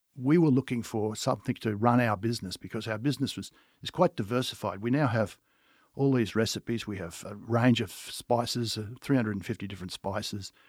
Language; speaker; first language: English; native; English